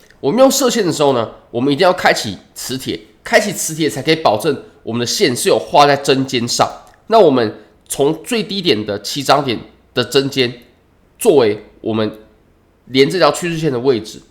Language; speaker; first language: Chinese; native; Chinese